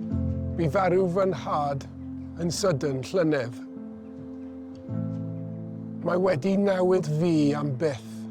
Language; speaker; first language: Welsh; non-native, local second language; English